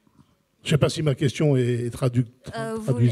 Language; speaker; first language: French; native; French